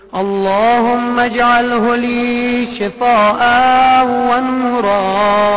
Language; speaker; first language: Arabic; non-native, fluent; Persian